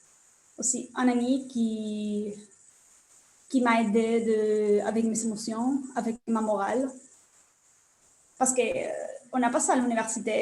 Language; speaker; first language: French; non-native, learner; Spanish